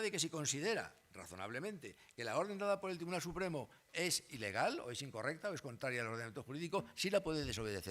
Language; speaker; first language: Spanish; native; Spanish